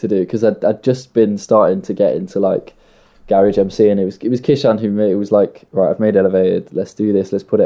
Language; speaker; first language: English; native; English